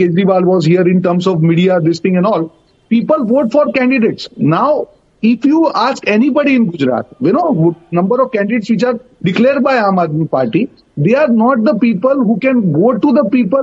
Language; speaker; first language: English; non-native, local second language; Gujarati